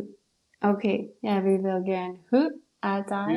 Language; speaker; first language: Danish; non-native, learner; English